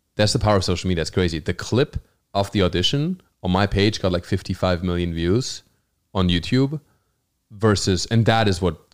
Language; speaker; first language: English; non-native, fluent; German